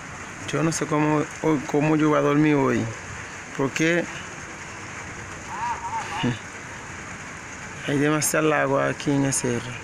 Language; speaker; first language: Spanish; non-native, learner; Haitian Creole